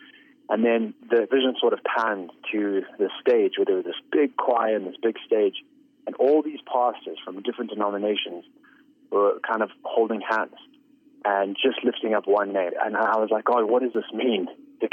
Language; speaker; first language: English; native; English